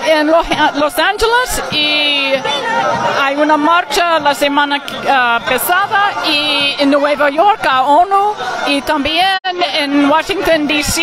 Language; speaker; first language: Spanish; non-native, learner; English